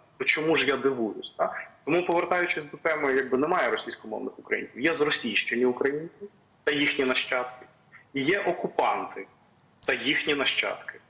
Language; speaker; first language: Ukrainian; non-native, local second language; Russian